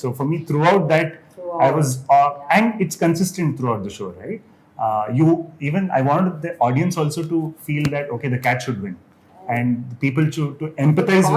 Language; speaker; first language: English; non-native, local second language; Kannada